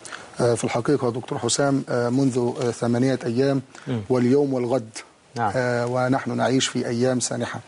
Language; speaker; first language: Arabic; native; Arabic